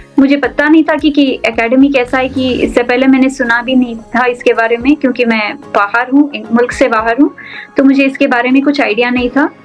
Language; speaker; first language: Hindi; non-native, local second language; Urdu